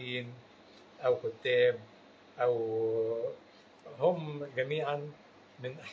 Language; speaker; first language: Arabic; native; Arabic